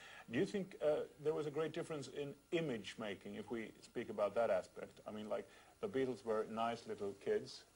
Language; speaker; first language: English; non-native, fluent; Swedish